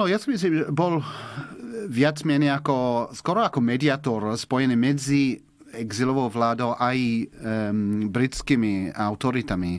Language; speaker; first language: Slovak; non-native, fluent; English